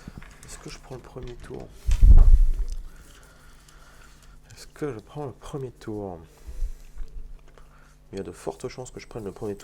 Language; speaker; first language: French; native; French